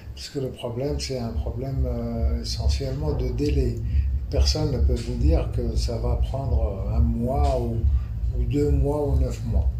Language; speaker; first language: French; non-native, local second language; Arabic